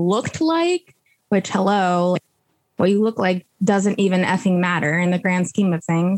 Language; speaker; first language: English; native; English